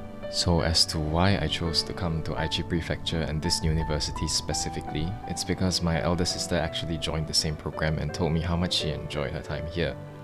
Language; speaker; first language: English; non-native, local second language; Chinese